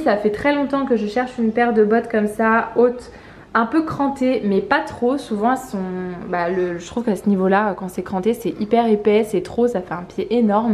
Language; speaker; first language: French; native; French